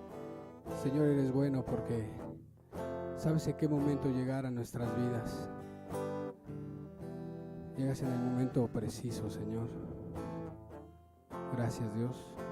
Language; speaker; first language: Spanish; native; Spanish